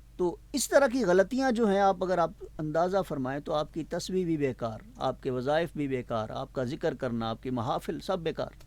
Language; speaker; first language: Urdu; non-native, local second language; Punjabi